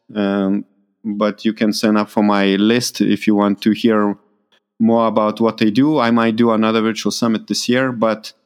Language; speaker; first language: English; non-native, fluent; Lithuanian